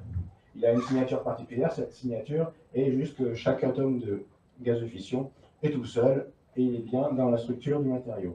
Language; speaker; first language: French; native; French